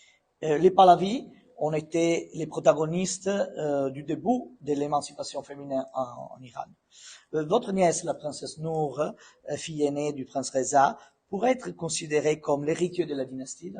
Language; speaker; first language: French; non-native, fluent; Italian